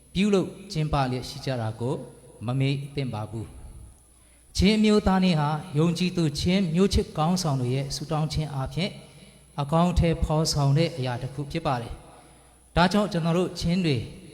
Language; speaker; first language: Burmese; non-native, local second language; Hakha Chin